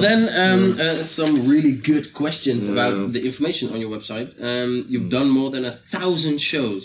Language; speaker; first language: English; non-native, fluent; Dutch